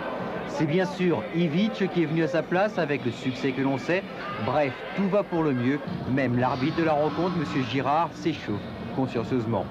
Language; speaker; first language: French; native; French